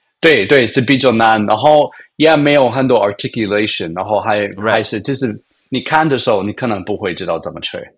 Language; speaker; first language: Chinese; non-native, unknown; English